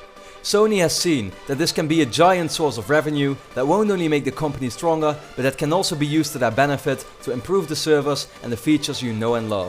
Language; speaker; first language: English; non-native, fluent; Dutch